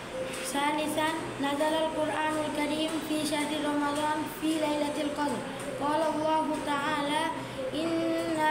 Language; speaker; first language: Arabic; non-native, learner; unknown